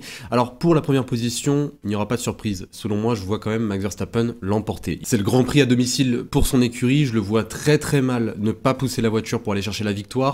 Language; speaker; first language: French; native; French